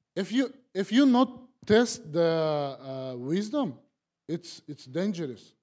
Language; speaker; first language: English; non-native, learner; Kazakh